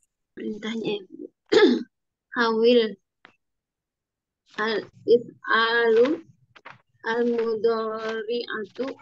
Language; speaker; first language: Arabic; non-native, learner; Indonesian